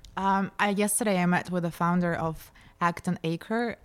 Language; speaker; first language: English; non-native, fluent; Russian